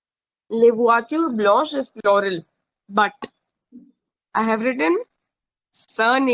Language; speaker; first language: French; non-native, fluent; Hindi